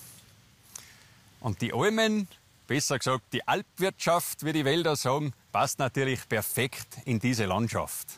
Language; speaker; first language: German; native; German